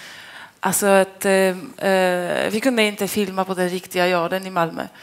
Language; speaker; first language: Swedish; non-native, fluent; Polish